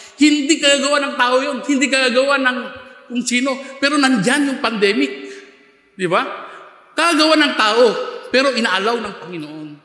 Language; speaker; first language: Filipino; non-native, local second language; Iloko